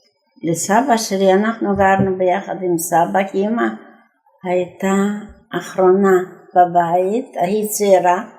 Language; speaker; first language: Hebrew; non-native, fluent; Yiddish